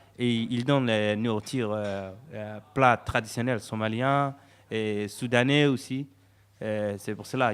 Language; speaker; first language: French; non-native, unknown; Somali